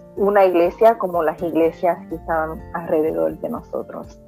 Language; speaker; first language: Spanish; early bilingual, heritage; Spanish